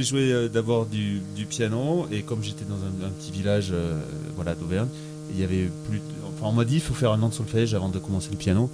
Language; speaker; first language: French; native; French